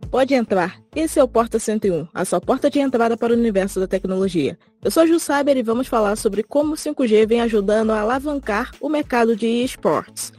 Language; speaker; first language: Portuguese; native; Portuguese